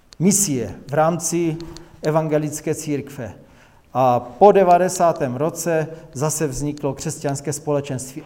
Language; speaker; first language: Czech; non-native, local second language; Polish